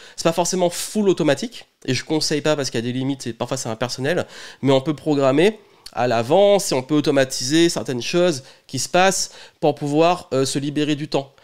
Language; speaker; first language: French; native; French